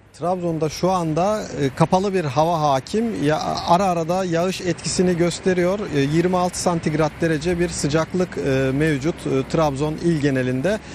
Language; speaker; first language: Turkish; native; Turkish